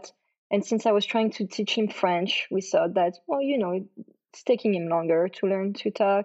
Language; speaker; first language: English; non-native, fluent; French